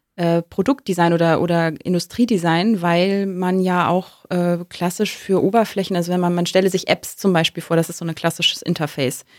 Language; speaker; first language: German; native; German